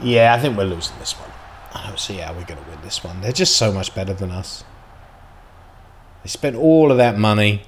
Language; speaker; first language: English; native; English